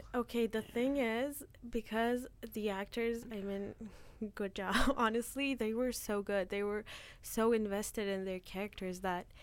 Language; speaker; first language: English; non-native, fluent; Turkish